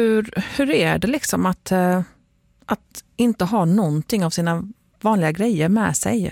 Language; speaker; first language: Swedish; native; Swedish